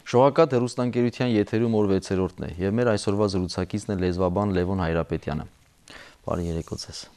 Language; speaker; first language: Armenian; native; Armenian